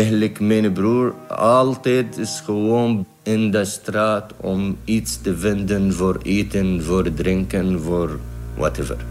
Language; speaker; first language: Dutch; non-native, learner; Arabic